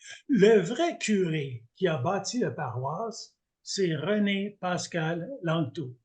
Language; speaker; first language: French; native; French